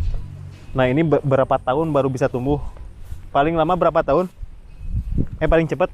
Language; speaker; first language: Indonesian; native; Indonesian